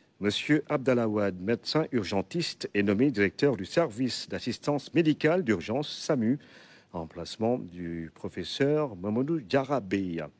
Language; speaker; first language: French; non-native, local second language; Wolof